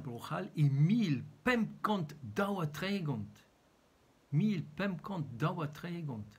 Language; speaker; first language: Welsh; native; Welsh